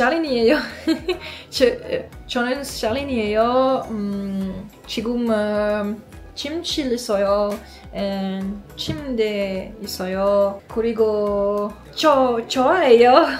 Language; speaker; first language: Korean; non-native, learner; French